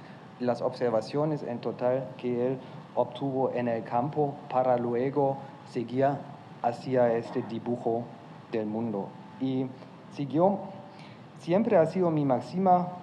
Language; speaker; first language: Spanish; non-native, fluent; German